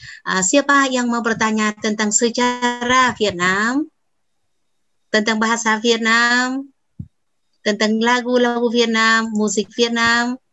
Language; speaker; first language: Indonesian; non-native, fluent; Vietnamese